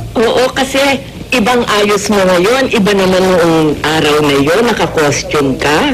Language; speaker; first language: Filipino; non-native, local second language; Hiligaynon